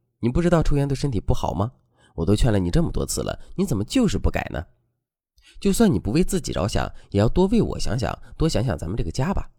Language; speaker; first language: Chinese; native; Chinese